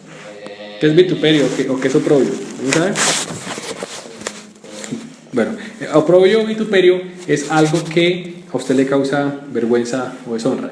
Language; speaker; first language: Spanish; native; Spanish